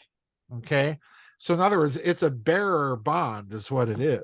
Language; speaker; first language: English; native; English